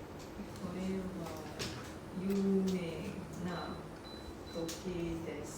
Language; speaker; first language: Japanese; non-native, learner; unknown